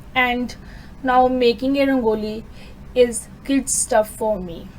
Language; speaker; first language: English; non-native, local second language; Punjabi